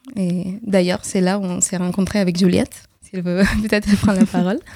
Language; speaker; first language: French; non-native, fluent; Spanish